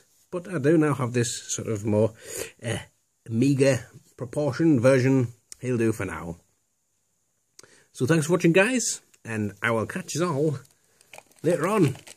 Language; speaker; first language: English; native; English